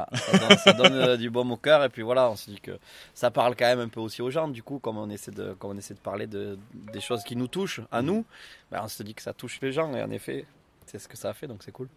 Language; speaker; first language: French; native; French